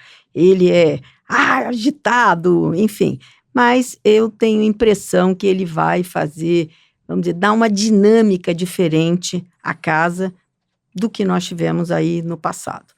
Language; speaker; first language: Portuguese; native; Portuguese